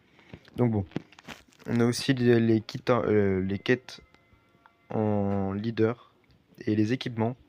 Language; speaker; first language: French; native; French